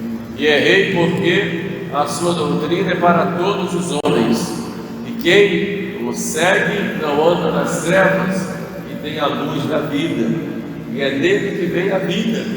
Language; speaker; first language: Portuguese; native; Portuguese